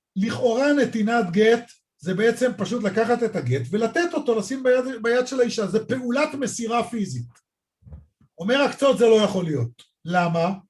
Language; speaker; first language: Hebrew; native; Hebrew